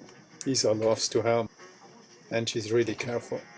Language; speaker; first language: English; non-native, fluent; German